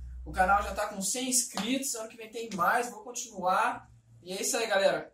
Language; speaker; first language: Portuguese; native; Portuguese